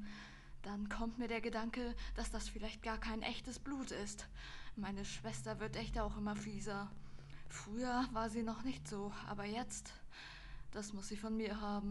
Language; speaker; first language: German; native; German